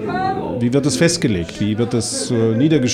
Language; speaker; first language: German; native; German